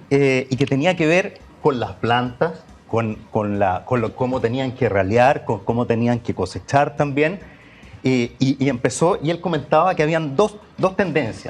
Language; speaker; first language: Spanish; native; Spanish